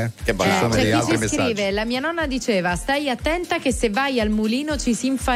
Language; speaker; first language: Italian; native; Italian